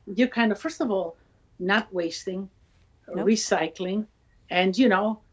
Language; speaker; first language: English; non-native, fluent; Italian